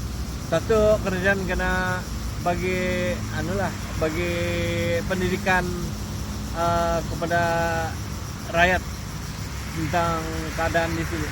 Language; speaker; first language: Malay; native; Malay